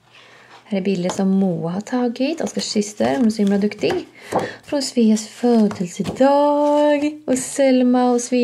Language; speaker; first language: Swedish; native; Swedish